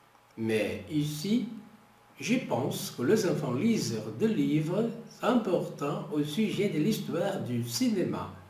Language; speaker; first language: French; non-native, fluent; Portuguese